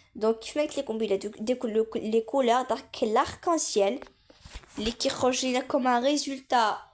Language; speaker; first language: French; non-native, local second language; Arabic